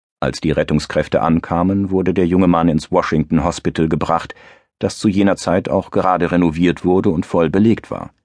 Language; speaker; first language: German; native; German